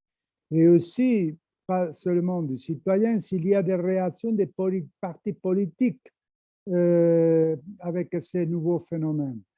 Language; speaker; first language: French; non-native, fluent; Spanish